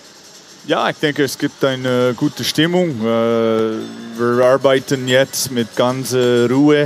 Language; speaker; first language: German; non-native, fluent; English